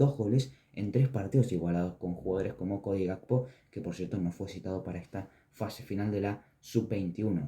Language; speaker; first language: Spanish; native; Spanish